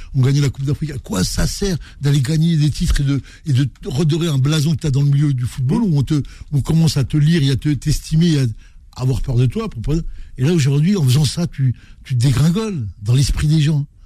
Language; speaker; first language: French; native; French